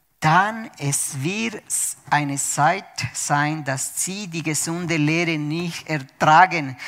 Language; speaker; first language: German; non-native, fluent; Spanish